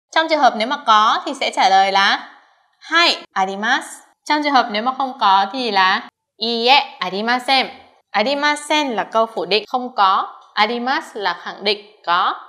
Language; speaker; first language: Vietnamese; native; Vietnamese